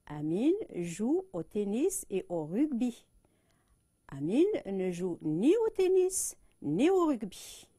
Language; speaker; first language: French; non-native, local second language; Arabic